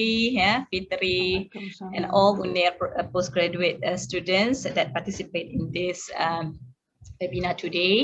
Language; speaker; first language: English; non-native, local second language; Malay